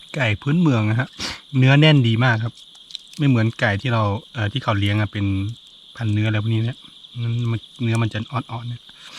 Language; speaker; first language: Thai; non-native, local second language; S'gaw Karen